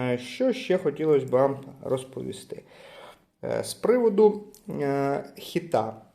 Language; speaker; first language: Ukrainian; non-native, local second language; Russian